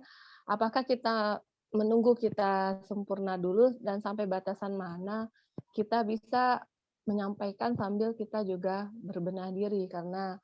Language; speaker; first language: Indonesian; native; Indonesian